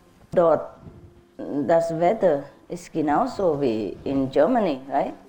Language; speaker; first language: German; non-native, learner; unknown